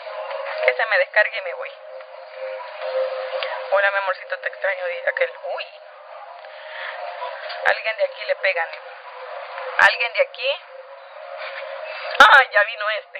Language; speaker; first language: Spanish; native; Spanish